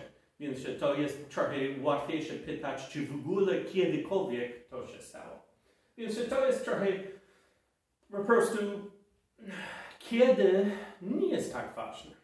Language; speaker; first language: Polish; non-native, fluent; English